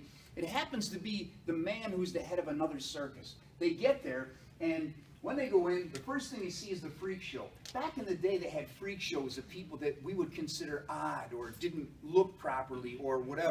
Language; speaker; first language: English; native; English